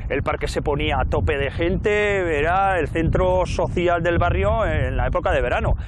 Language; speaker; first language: Spanish; native; Spanish